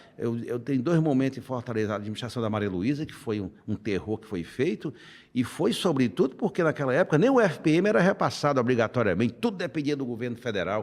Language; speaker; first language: Portuguese; native; Portuguese